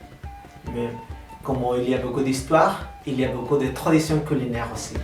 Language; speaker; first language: French; non-native, learner; Spanish